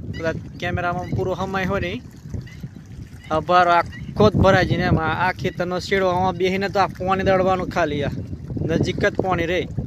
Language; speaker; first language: Gujarati; non-native, local second language; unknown